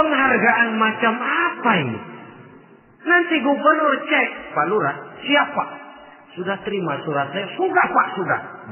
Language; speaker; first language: Indonesian; native; Indonesian